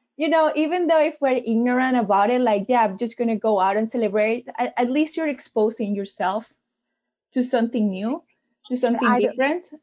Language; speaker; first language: English; non-native, fluent; Spanish